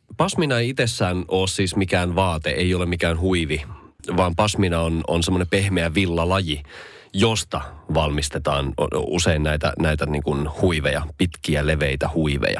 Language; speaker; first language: Finnish; early bilingual, other home language; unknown